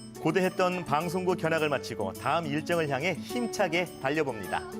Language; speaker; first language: Korean; native; Korean